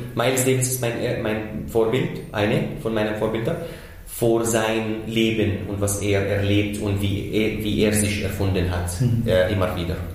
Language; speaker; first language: German; non-native, fluent; Arabic